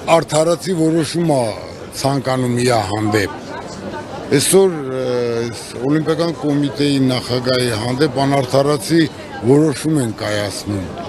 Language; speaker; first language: Armenian; native; Armenian